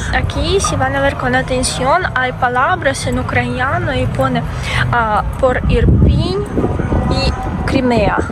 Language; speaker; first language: Spanish; non-native, fluent; Ukrainian